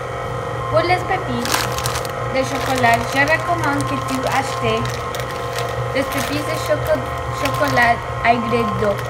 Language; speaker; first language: French; non-native, learner; English